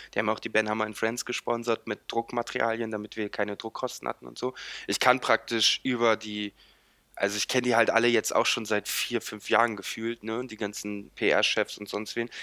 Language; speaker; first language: German; native; German